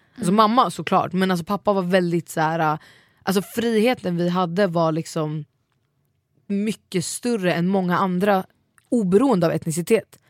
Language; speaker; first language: Swedish; early bilingual, other home language; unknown